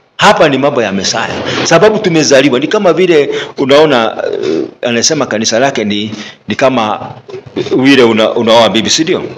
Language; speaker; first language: Swahili; non-native, local second language; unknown